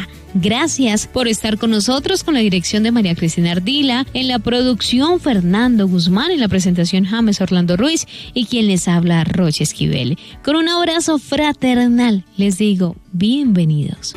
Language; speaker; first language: Spanish; native; Spanish